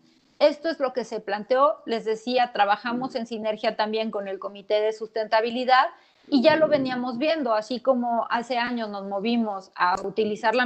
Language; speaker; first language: Spanish; native; Spanish